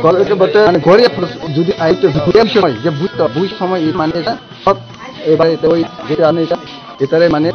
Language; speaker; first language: Bangla; non-native, local second language; Kok Borok